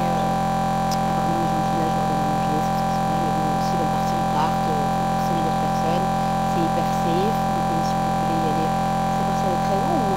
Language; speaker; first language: French; native; French